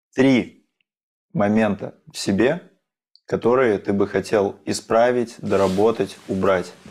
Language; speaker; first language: Russian; native; Russian